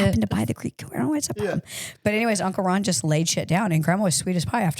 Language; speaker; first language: English; native; English